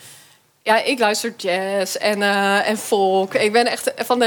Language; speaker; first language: Dutch; native; Dutch